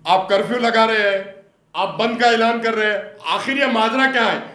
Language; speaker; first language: Hindi; non-native, local second language; Urdu